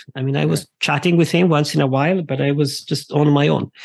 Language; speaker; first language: English; non-native, fluent; Italian